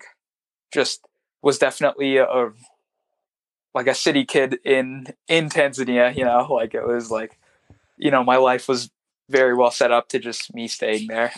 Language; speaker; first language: English; non-native, local second language; Swahili